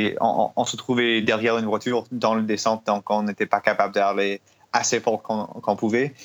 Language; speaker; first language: French; non-native, learner; English